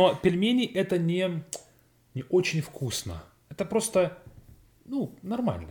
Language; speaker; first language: Russian; non-native, learner; English